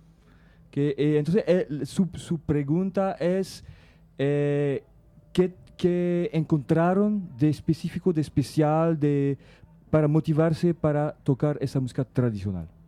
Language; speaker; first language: Spanish; non-native, fluent; French